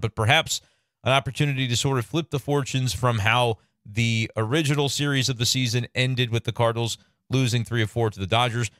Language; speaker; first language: English; native; English